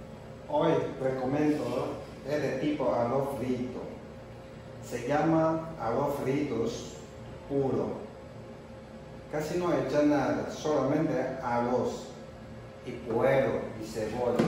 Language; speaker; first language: Spanish; non-native, learner; Chinese